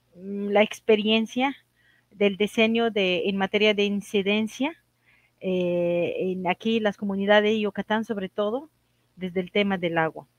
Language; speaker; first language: Spanish; non-native, fluent; Arabic